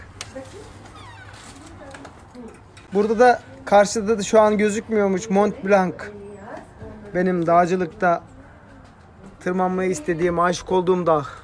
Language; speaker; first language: Turkish; native; Turkish